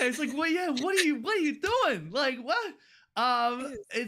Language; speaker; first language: English; native; English